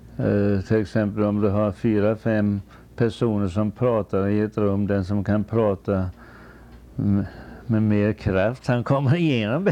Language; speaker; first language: Swedish; early bilingual, heritage; Swedish